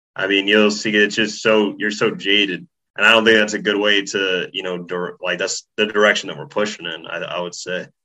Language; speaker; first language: English; early bilingual, other home language; Spanish